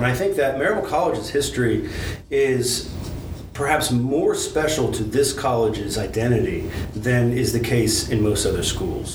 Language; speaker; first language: English; native; English